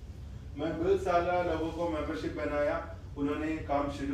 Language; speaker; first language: Hindi; non-native, fluent; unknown